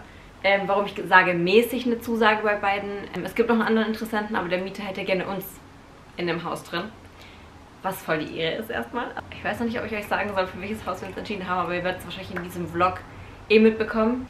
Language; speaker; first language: German; native; German